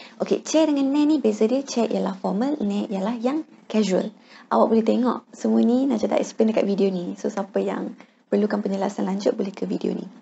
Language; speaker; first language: Malay; native; Malay